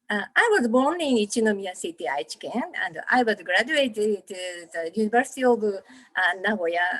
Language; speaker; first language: English; non-native, learner; Japanese